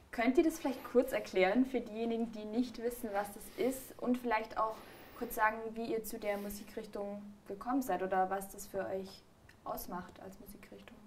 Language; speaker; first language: German; native; German